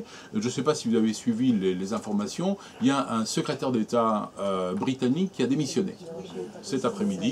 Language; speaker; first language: French; native; French